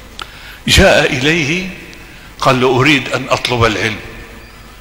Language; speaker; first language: Arabic; native; Arabic